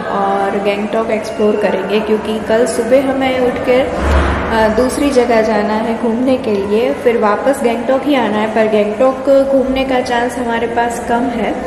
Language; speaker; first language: Hindi; non-native, local second language; Gujarati